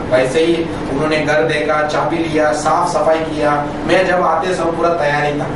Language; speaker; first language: Hindi; non-native, local second language; Tamil